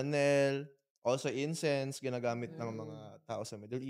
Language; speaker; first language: Filipino; native; Filipino